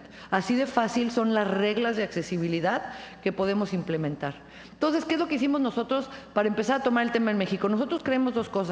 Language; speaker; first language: Spanish; native; Spanish